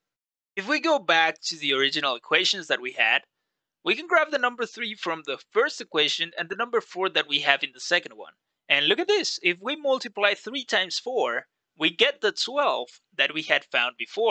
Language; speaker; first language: English; non-native, fluent; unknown